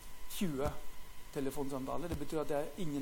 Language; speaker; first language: Norwegian; non-native, fluent; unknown